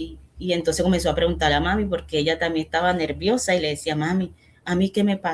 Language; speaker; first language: Spanish; native; Spanish